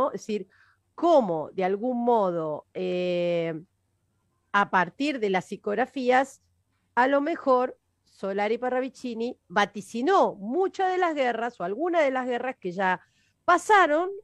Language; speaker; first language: Spanish; native; Spanish